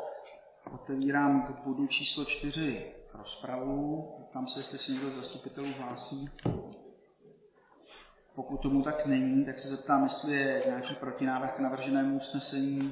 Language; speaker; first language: Czech; native; Czech